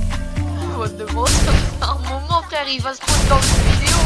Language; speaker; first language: French; native; French